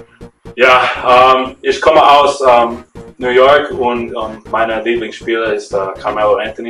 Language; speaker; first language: German; non-native, learner; English